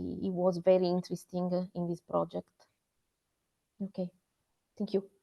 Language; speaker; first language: English; non-native, learner; Italian